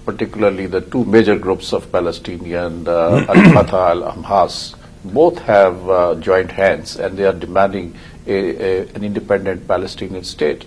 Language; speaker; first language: English; non-native, local second language; Urdu